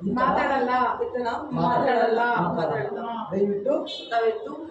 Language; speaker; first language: Kannada; non-native, learner; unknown